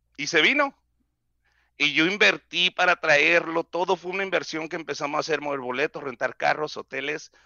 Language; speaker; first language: Spanish; native; Spanish